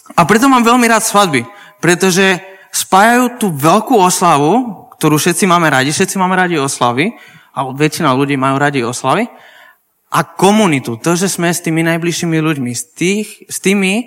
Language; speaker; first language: Slovak; non-native, fluent; Spanish